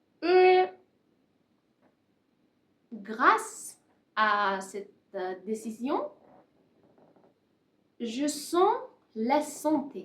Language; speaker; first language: French; non-native, learner; Persian